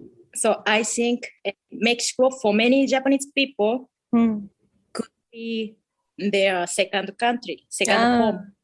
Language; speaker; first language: English; non-native, fluent; Japanese